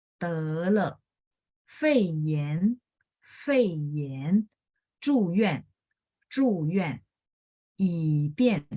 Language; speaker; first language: Chinese; non-native, fluent; Indonesian